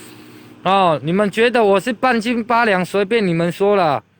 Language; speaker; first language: Chinese; native; Chinese